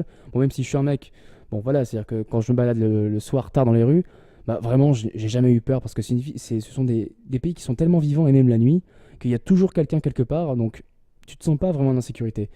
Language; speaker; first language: French; native; French